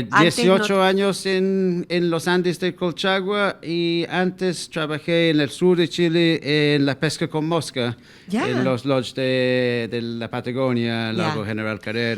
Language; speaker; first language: Spanish; non-native, fluent; English